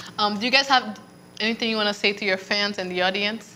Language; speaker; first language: English; native; English